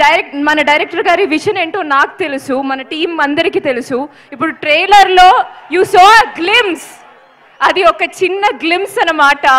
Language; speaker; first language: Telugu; non-native, learner; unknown